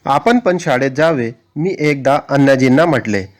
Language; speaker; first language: Marathi; non-native, local second language; Urdu